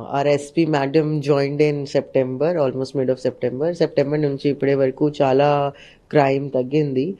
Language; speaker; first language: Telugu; non-native, learner; Hindi